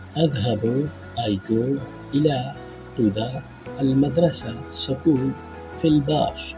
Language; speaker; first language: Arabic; non-native, fluent; Urdu